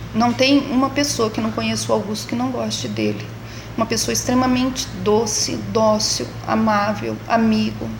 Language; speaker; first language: Portuguese; native; Portuguese